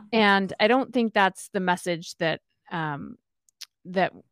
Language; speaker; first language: English; native; English